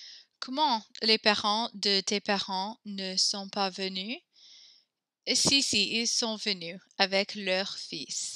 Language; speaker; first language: French; non-native, learner; English